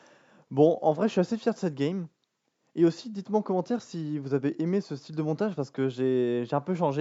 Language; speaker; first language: French; native; French